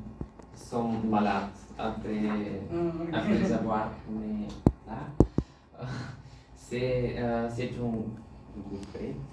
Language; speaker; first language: French; non-native, learner; Bulgarian